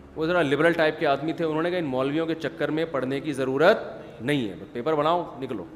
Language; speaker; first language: Urdu; native; Urdu